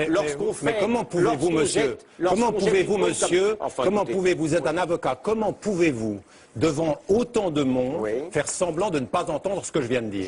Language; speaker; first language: French; early bilingual, heritage; French